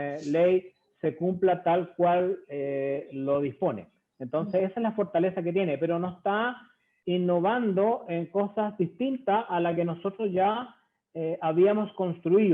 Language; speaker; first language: Spanish; native; Spanish